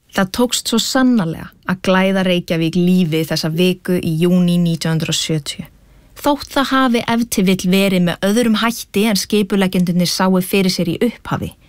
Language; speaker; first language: Icelandic; native; Icelandic